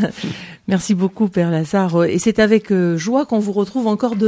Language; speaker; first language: French; native; French